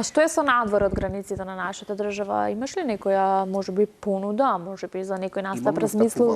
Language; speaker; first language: Macedonian; native; Macedonian